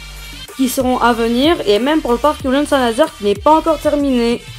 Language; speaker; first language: French; native; French